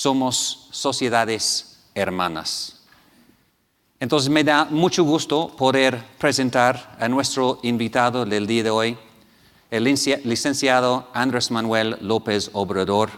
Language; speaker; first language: Spanish; non-native, fluent; English